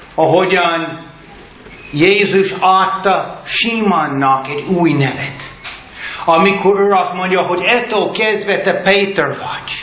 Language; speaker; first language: Hungarian; non-native, learner; English